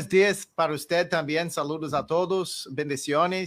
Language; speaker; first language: Spanish; non-native, learner; English